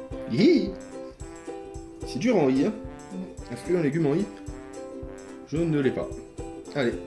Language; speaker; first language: French; native; French